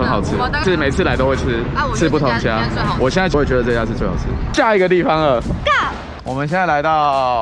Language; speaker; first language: Chinese; native; Chinese